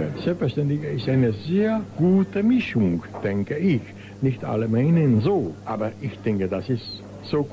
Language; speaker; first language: German; non-native, local second language; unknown